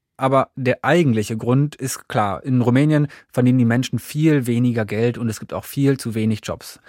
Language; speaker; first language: German; native; German